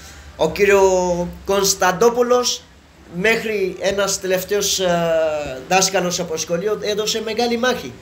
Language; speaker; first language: Greek; non-native, learner; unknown